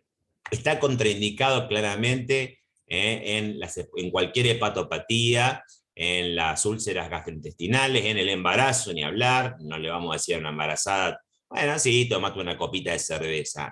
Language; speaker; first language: Spanish; native; Spanish